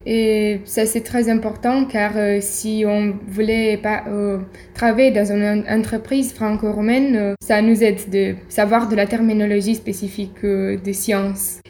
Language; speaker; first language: French; non-native, fluent; Romanian